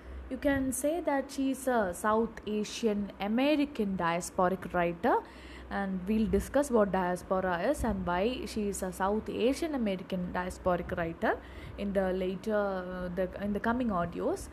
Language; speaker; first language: English; non-native, local second language; Malayalam